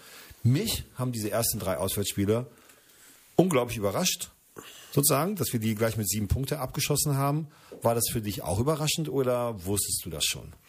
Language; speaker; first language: German; native; German